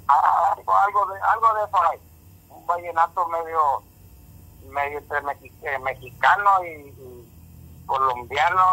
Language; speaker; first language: Spanish; native; Spanish